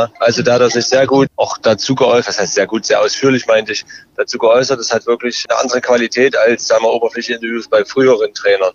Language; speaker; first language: German; native; German